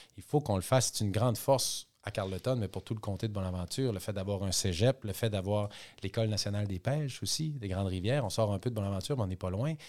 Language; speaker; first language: French; native; French